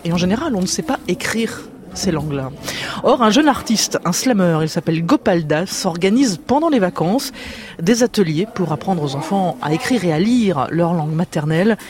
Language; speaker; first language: French; native; French